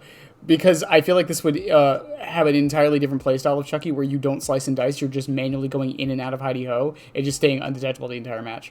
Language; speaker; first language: English; native; English